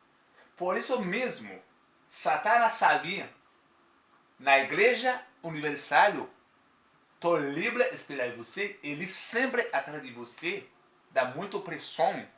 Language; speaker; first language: Portuguese; non-native, learner; Haitian Creole